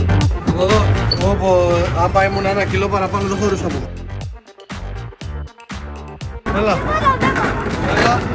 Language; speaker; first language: Greek; native; Greek